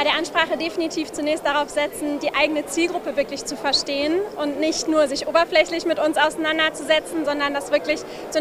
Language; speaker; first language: German; native; German